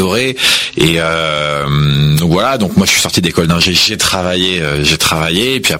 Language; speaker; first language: French; native; French